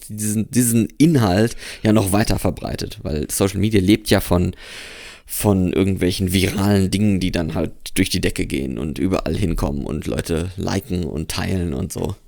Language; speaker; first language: German; native; German